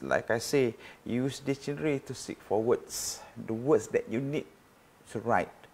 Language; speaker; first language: English; non-native, local second language; Malay